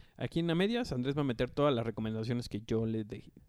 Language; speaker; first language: Spanish; native; Spanish